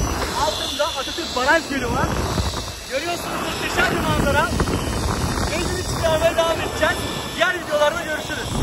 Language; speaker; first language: Turkish; native; Turkish